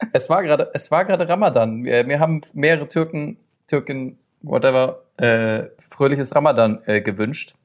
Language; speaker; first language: German; early bilingual, other home language; Turkish